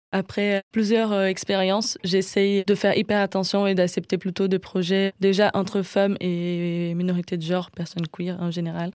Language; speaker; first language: French; non-native, fluent; Portuguese